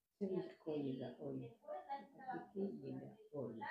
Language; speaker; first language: Spanish; non-native, learner; French